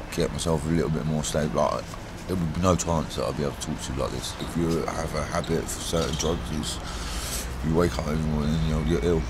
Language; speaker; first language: English; native; English